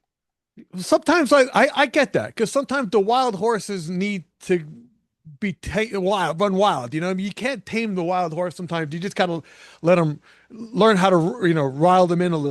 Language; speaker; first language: English; native; English